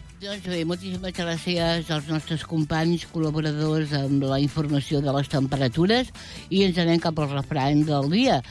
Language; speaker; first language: Catalan; native; Catalan